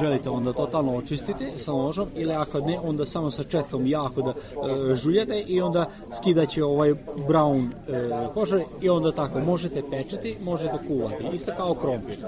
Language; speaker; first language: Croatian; non-native, local second language; Hungarian